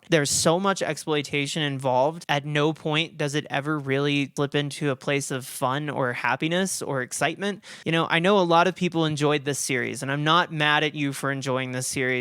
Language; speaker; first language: English; native; English